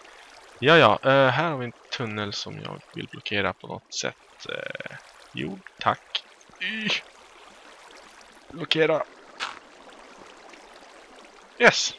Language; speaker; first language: Swedish; native; Swedish